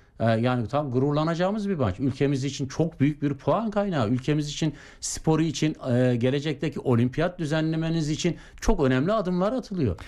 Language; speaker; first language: Turkish; native; Turkish